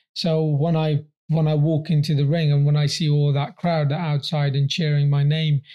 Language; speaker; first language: English; early bilingual, other home language; Persian